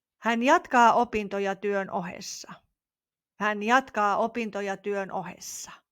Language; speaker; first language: Finnish; native; Finnish